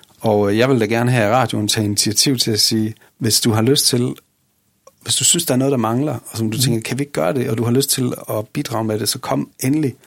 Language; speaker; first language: Danish; native; Danish